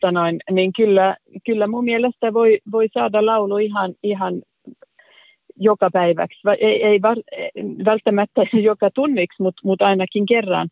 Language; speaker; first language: Finnish; non-native, local second language; Swedish